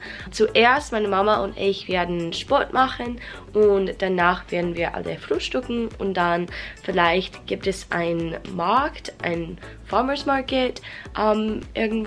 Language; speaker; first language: German; non-native, learner; English